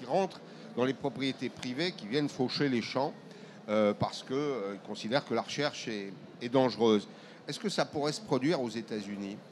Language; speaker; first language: French; native; French